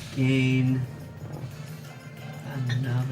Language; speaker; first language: English; native; English